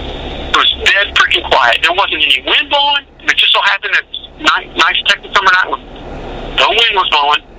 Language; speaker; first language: English; native; English